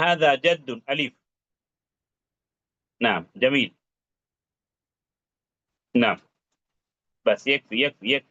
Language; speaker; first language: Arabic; non-native, fluent; Urdu